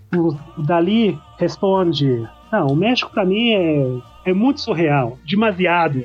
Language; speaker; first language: Portuguese; early bilingual, heritage; Portuguese